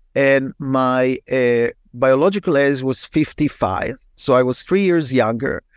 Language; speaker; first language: English; non-native, fluent; Hebrew